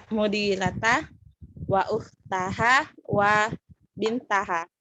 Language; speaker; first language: Arabic; non-native, learner; Indonesian